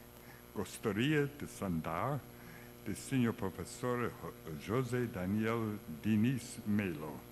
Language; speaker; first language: Portuguese; non-native, learner; English